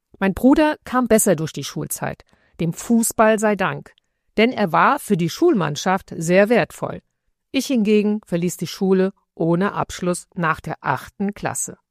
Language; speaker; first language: German; early bilingual, other home language; Italian